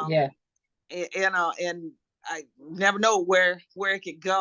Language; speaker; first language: English; native; English